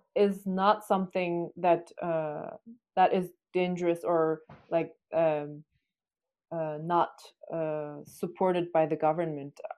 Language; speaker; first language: English; non-native, fluent; Chinese